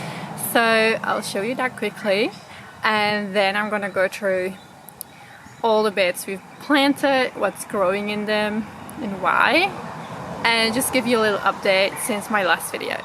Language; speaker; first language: English; non-native, fluent; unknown